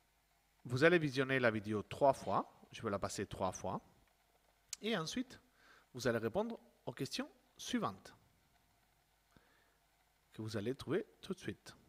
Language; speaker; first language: French; non-native, fluent; Spanish